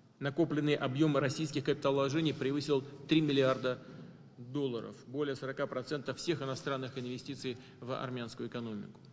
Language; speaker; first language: Russian; native; Russian